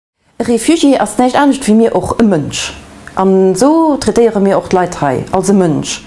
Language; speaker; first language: German; non-native, local second language; Luxembourgish